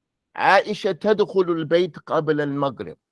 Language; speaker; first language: Arabic; non-native, fluent; English